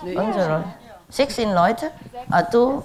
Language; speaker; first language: German; non-native, learner; Vietnamese